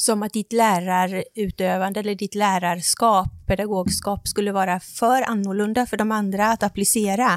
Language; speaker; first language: Swedish; native; Swedish